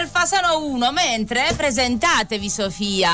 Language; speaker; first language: Italian; native; Italian